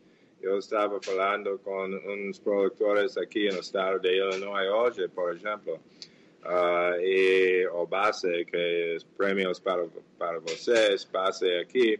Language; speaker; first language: Portuguese; non-native, fluent; English